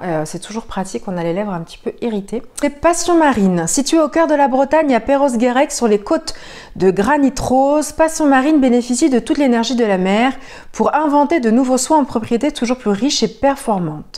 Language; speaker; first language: French; native; French